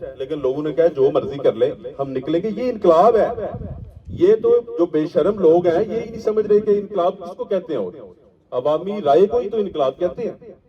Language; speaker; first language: Urdu; non-native, local second language; Punjabi